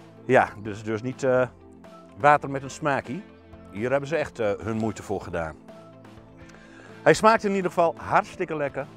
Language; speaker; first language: Dutch; native; Dutch